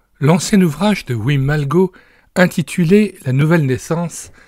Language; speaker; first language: French; native; French